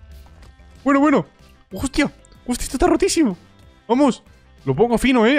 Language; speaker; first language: Spanish; native; Spanish